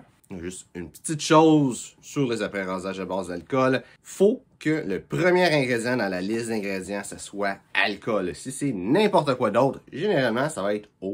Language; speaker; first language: French; native; French